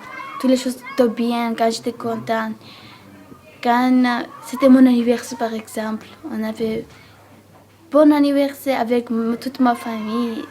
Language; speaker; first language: French; non-native, learner; Georgian